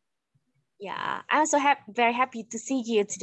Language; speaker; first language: English; non-native, learner; Vietnamese